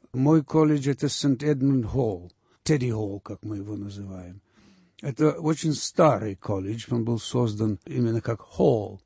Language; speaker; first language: Russian; early bilingual, heritage; Russian